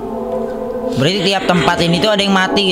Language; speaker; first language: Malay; non-native, local second language; Sundanese